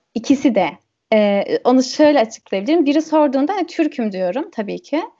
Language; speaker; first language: Turkish; early bilingual, heritage; Turkish